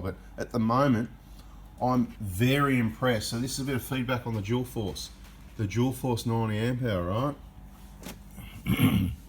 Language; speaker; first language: English; native; English